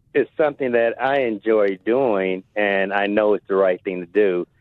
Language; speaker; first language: English; native; English